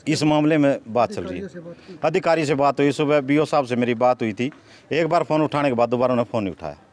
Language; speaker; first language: Hindi; native; Hindi